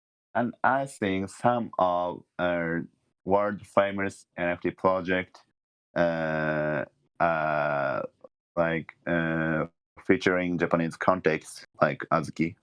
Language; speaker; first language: English; non-native, learner; Japanese